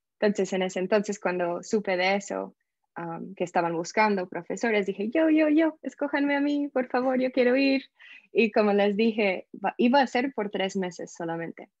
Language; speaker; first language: Spanish; non-native, fluent; English